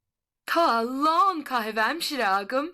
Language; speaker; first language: Irish; non-native, local second language; English